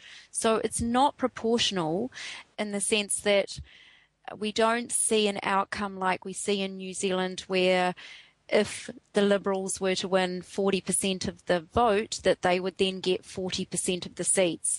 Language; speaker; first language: English; native; English